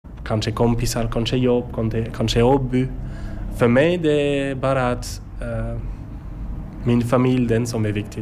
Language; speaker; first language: Swedish; non-native, learner; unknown